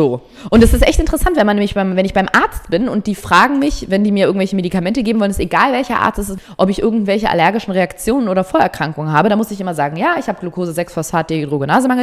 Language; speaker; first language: German; native; German